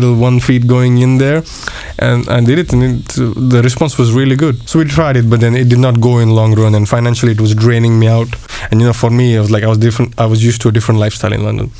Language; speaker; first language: English; non-native, local second language; Marathi